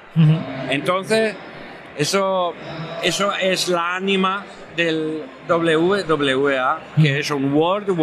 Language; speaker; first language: Spanish; non-native, fluent; Italian